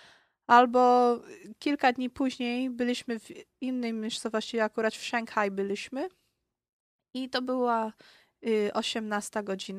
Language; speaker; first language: Polish; early bilingual, heritage; Polish